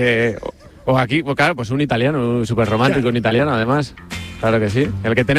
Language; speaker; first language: Spanish; native; Spanish